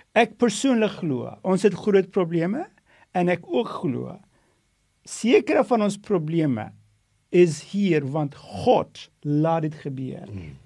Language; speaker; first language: Afrikaans; non-native, fluent; Dutch